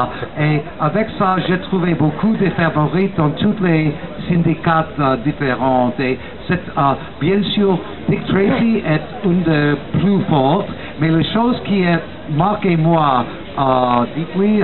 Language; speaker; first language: French; non-native, learner; English